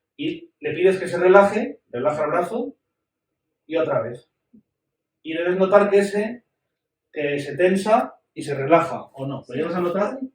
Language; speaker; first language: Spanish; native; Spanish